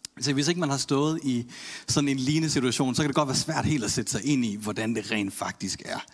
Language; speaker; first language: Danish; early bilingual, other home language; Tamil